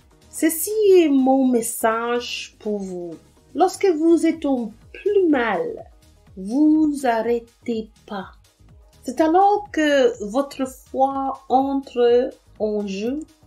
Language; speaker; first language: French; non-native, fluent; English